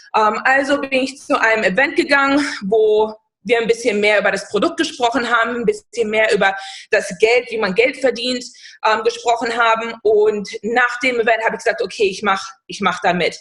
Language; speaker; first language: German; non-native, fluent; English